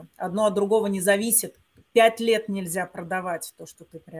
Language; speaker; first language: Russian; native; Russian